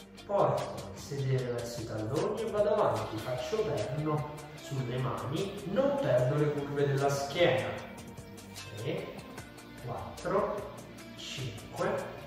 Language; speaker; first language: Italian; native; Italian